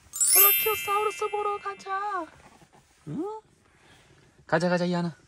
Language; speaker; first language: Korean; native; Korean